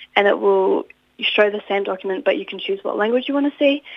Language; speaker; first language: English; native; English